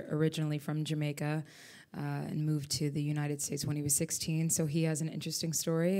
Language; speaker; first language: English; native; English